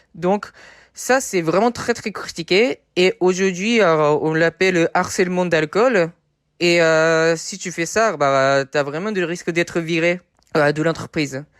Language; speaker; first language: French; non-native, fluent; Japanese